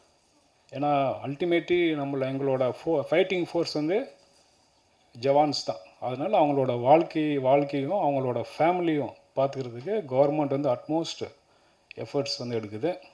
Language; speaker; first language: Tamil; native; Tamil